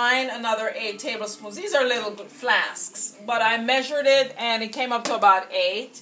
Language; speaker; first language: English; native; English